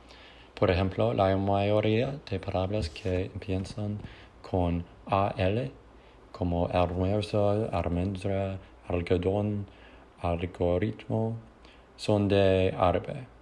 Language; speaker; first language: Spanish; non-native, learner; English